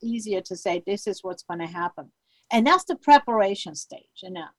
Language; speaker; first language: English; non-native, fluent; Armenian